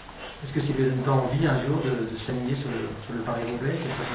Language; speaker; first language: French; native; French